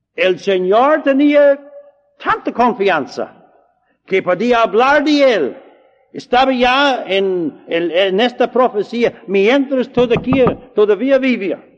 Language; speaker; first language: Spanish; non-native, learner; English